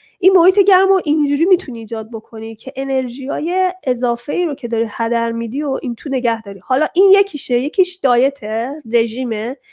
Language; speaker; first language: Persian; early bilingual, heritage; Persian